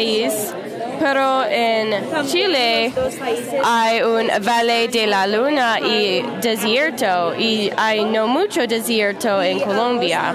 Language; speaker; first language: Spanish; non-native, learner; English